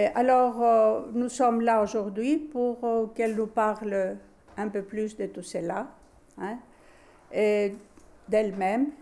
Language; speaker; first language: French; non-native, fluent; Greek